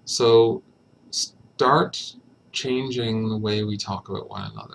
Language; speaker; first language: English; native; English